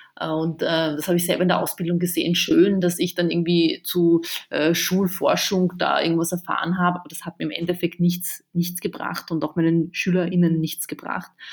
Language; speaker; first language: German; early bilingual, other home language; Bosnian